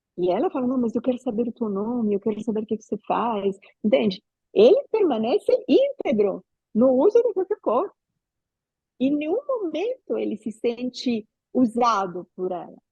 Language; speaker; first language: Portuguese; non-native, fluent; Italian